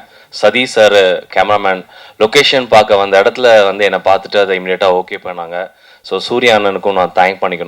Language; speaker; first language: Tamil; native; Tamil